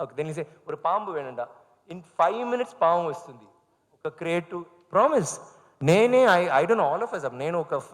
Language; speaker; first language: Telugu; non-native, learner; Tamil